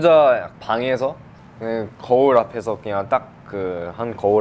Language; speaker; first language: Korean; non-native, fluent; English